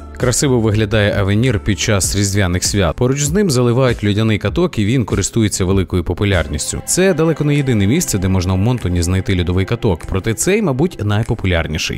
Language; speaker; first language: Ukrainian; native; Ukrainian